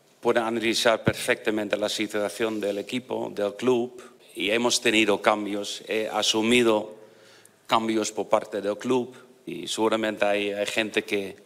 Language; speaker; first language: Spanish; non-native, fluent; Dutch